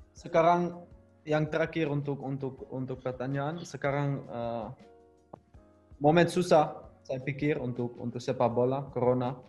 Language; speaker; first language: Indonesian; non-native, learner; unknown